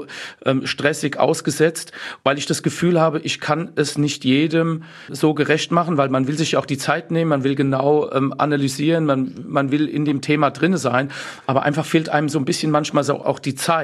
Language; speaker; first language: German; native; German